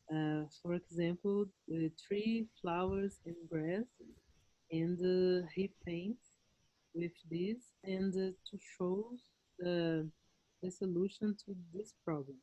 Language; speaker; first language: English; non-native, learner; Portuguese